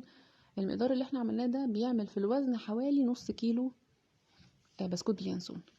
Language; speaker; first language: Arabic; native; Arabic